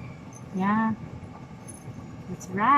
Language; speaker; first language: English; non-native, learner; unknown